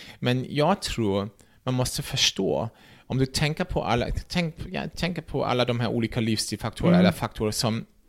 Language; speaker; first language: Swedish; non-native, fluent; German